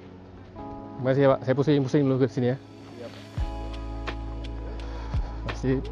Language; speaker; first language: Malay; native; Malay